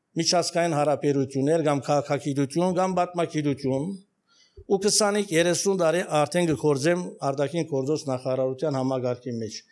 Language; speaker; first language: Armenian; early bilingual, heritage; Armenian